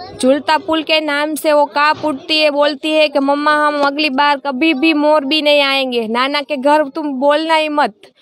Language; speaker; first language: Hindi; non-native, local second language; Gujarati